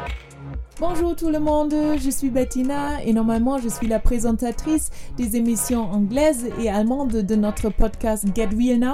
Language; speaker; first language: French; non-native, fluent; German